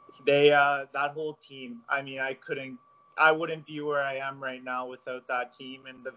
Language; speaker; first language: English; native; English